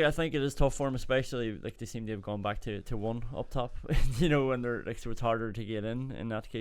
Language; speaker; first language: English; native; English